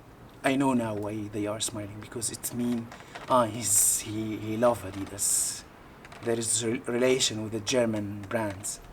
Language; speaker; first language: English; non-native, learner; Arabic